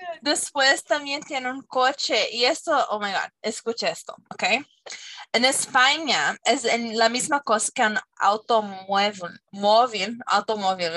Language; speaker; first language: Spanish; non-native, fluent; English